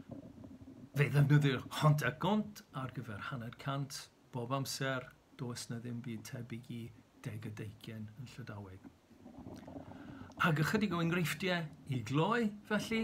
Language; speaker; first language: Welsh; native; Welsh